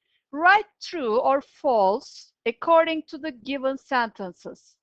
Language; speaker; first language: English; non-native, fluent; Turkish